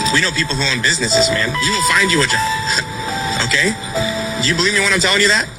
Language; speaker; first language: English; native; English